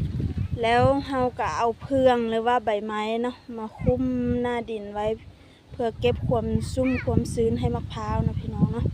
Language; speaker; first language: Thai; non-native, local second language; Lao